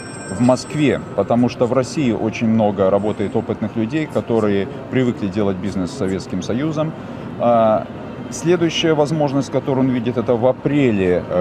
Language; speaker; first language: Russian; native; Russian